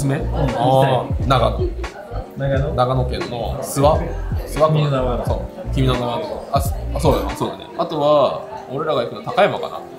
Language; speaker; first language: Japanese; native; Japanese